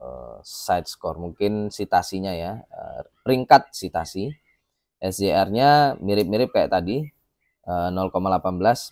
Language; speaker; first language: Indonesian; native; Indonesian